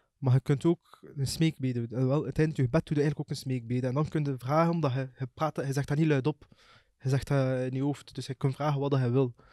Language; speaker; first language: Dutch; early bilingual, other home language; Arabic